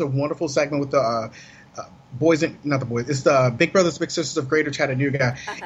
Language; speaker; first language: English; native; English